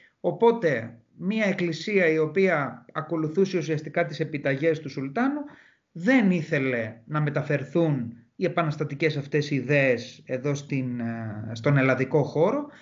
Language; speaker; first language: Greek; native; Greek